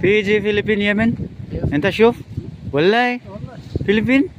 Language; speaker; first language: Arabic; non-native, learner; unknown